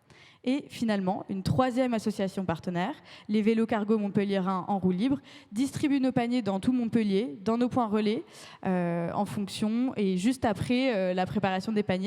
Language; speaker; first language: French; native; French